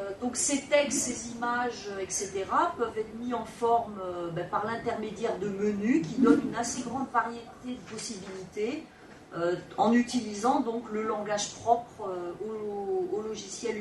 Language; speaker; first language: French; native; French